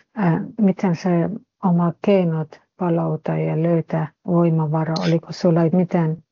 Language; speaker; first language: Finnish; non-native, fluent; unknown